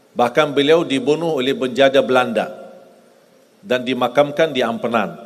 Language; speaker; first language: Indonesian; non-native, fluent; Arabic